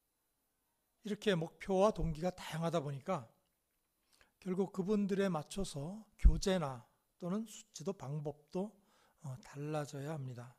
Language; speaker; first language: Korean; native; Korean